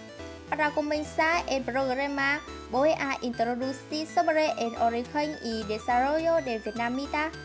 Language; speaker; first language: Spanish; non-native, learner; Vietnamese